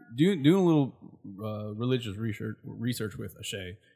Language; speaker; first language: English; native; English